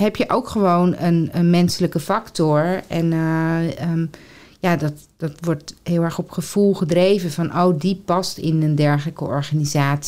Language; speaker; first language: Dutch; native; Dutch